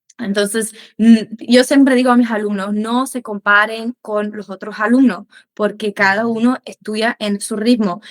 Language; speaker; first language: Spanish; non-native, fluent; German